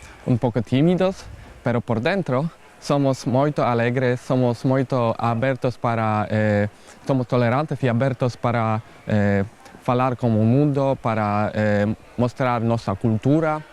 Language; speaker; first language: Portuguese; non-native, learner; Polish